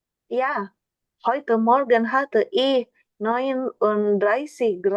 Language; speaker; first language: German; non-native, learner; Indonesian